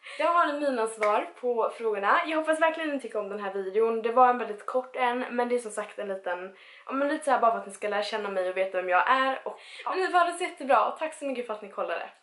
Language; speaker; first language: Swedish; early bilingual, other home language; Spanish